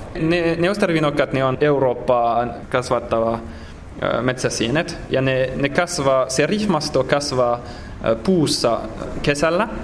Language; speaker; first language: Finnish; non-native, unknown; French